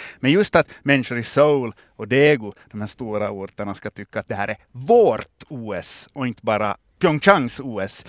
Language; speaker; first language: Swedish; native; Swedish